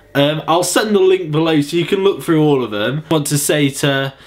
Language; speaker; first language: English; native; English